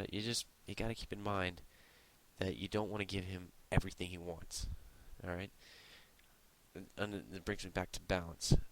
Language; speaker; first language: English; native; English